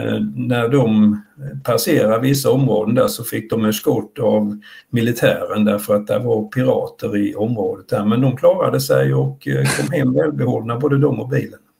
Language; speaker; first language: Swedish; native; Swedish